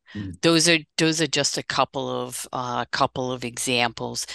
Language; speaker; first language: English; non-native, fluent; Dutch